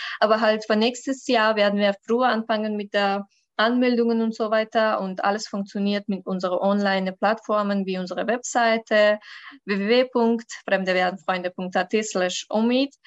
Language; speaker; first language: German; non-native, learner; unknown